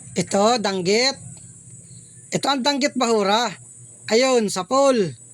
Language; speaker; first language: Filipino; non-native, local second language; Bikol